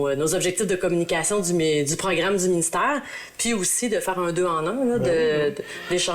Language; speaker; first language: French; native; French